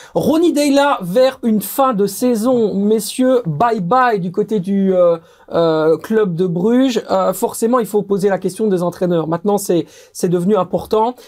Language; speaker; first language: French; native; French